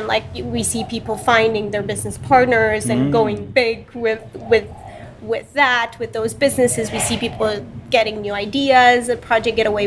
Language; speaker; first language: English; non-native, fluent; Romanian